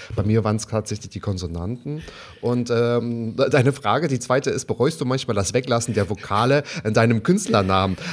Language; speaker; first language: German; native; German